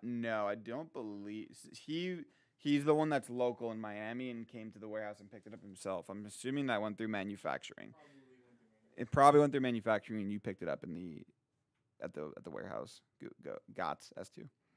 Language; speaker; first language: English; native; English